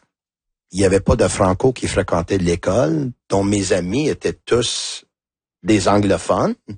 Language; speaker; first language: French; non-native, local second language; Italian